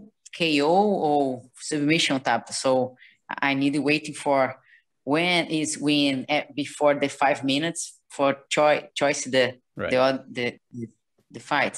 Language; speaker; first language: English; non-native, learner; Portuguese